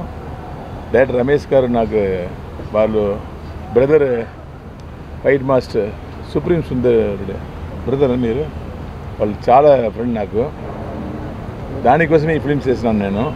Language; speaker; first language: Telugu; non-native, learner; Tamil